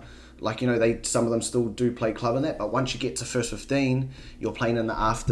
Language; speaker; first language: English; native; English